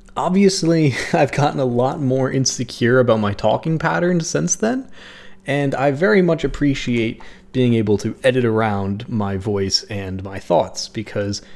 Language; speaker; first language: English; native; English